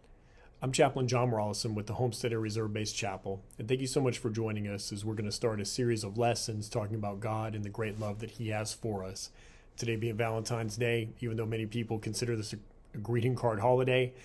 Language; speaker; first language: English; native; English